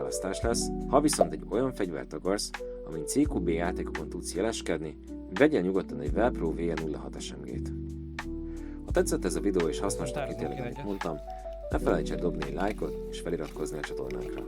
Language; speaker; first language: Hungarian; native; Hungarian